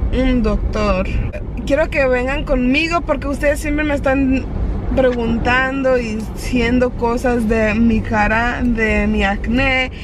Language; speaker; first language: Spanish; early bilingual, heritage; Spanish